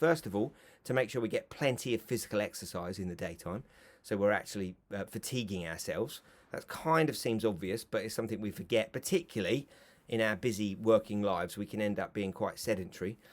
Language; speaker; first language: English; native; English